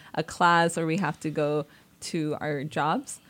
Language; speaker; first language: English; native; English